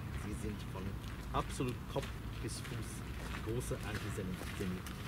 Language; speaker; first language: German; non-native, fluent; English